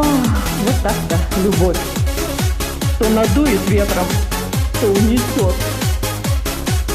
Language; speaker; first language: Russian; native; Russian